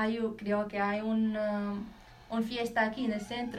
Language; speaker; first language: Spanish; non-native, learner; Arabic